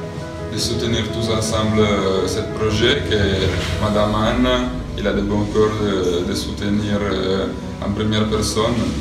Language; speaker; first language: French; non-native, fluent; Italian